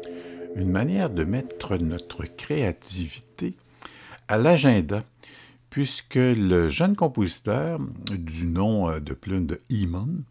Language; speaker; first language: French; native; French